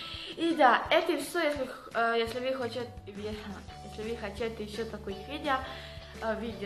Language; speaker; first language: Russian; non-native, learner; Serbian